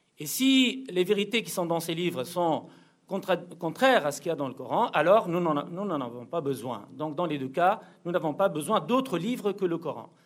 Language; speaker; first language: French; non-native, local second language; Arabic